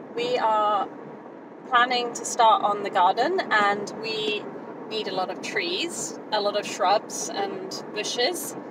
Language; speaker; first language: English; native; English